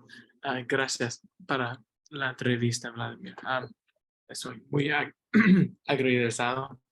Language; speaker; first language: Spanish; non-native, learner; English